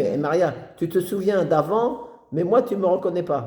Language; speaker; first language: French; native; French